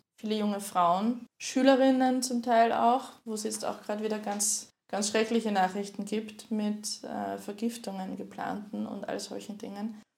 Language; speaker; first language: German; native; German